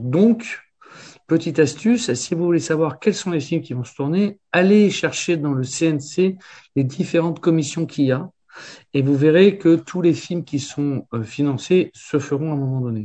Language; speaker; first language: French; native; French